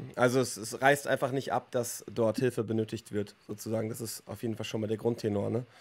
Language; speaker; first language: German; native; German